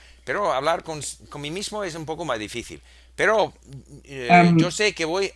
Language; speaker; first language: Spanish; non-native, fluent; English